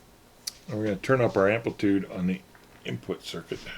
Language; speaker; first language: English; native; English